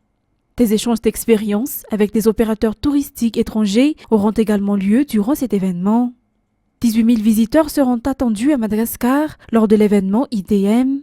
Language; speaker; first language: French; non-native, local second language; Malagasy